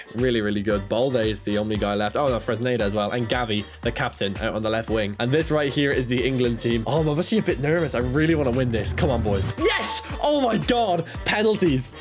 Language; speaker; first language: English; native; English